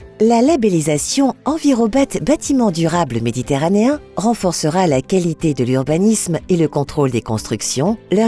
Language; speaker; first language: French; native; French